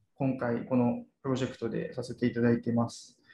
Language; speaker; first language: Japanese; native; Japanese